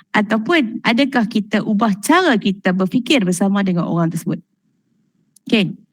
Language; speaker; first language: Malay; native; Malay